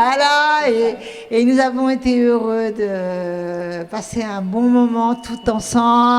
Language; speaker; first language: French; native; French